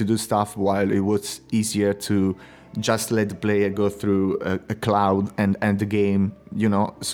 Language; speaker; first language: English; non-native, fluent; Italian